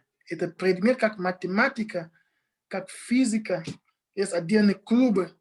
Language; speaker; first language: Russian; non-native, fluent; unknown